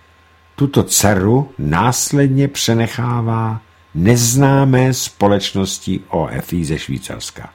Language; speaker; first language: Czech; native; Czech